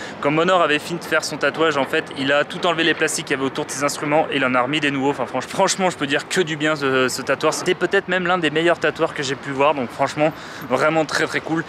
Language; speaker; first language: French; native; French